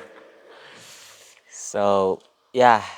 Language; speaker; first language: English; non-native, learner; Indonesian